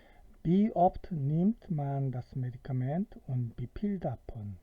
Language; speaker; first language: German; non-native, fluent; Korean